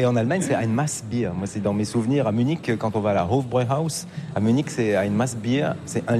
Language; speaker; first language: French; native; French